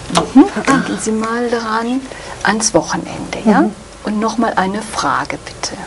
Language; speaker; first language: German; native; German